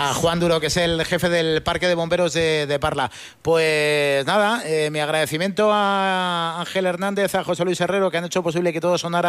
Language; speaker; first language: Spanish; native; Spanish